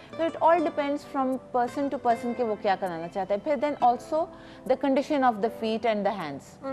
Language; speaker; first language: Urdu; native; Urdu